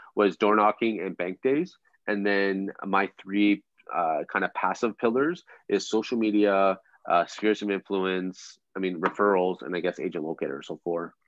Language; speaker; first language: English; native; English